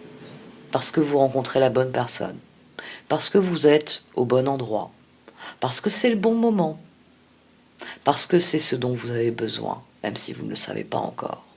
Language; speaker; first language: French; native; French